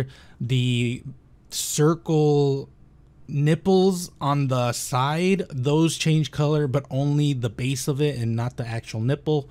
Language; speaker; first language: English; native; English